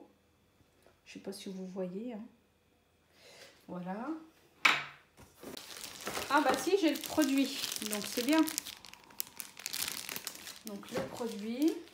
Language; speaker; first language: French; native; French